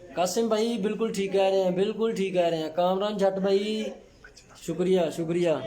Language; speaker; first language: Urdu; non-native, local second language; Punjabi